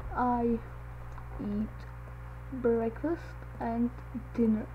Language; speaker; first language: English; non-native, learner; Czech